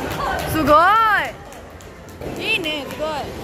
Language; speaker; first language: Japanese; non-native, learner; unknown